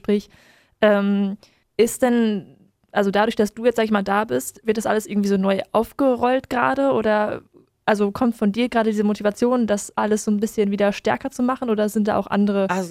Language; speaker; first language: German; native; German